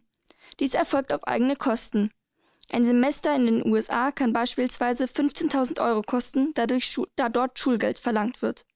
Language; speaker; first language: German; native; German